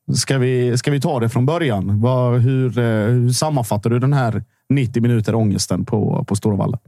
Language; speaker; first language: Swedish; non-native, fluent; Icelandic